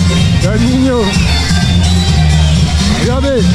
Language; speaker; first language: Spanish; non-native, learner; French